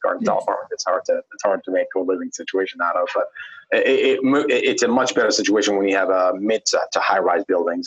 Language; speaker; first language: English; non-native, fluent; Arabic